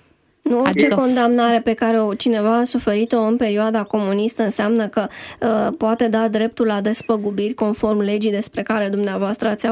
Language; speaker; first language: Romanian; native; Romanian